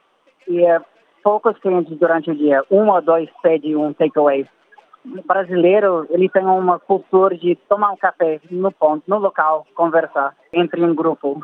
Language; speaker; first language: Portuguese; non-native, fluent; English